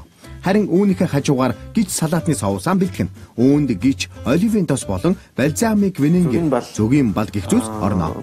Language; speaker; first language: Mongolian; native; Mongolian